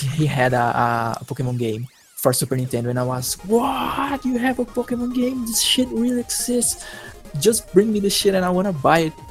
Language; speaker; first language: English; non-native, fluent; Portuguese